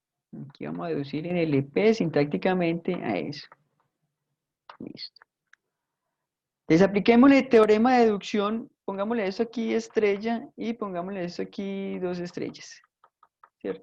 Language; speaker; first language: Spanish; native; Spanish